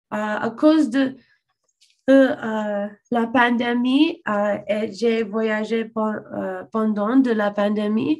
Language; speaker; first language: French; non-native, learner; English